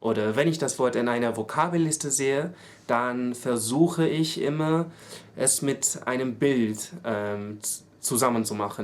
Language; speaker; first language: German; non-native, fluent; English